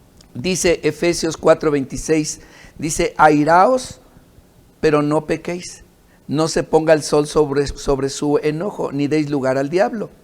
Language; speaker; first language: Spanish; native; Spanish